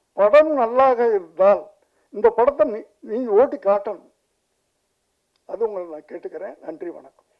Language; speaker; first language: Tamil; native; Tamil